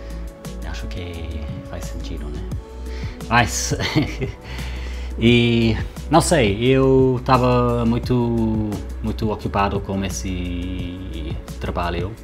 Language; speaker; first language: Portuguese; non-native, learner; English